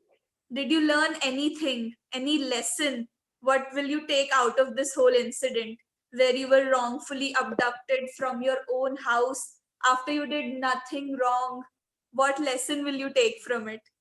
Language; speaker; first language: English; non-native, local second language; Hindi